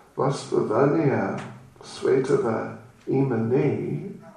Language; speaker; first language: Russian; non-native, learner; English